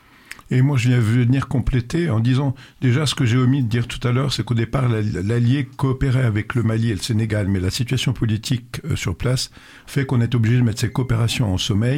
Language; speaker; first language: French; native; French